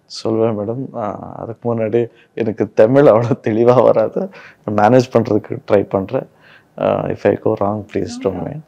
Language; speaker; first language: Tamil; non-native, learner; Kannada